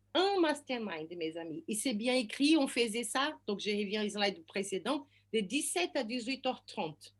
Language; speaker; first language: French; non-native, fluent; Portuguese